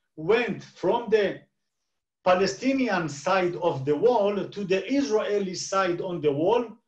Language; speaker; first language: English; non-native, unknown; Hebrew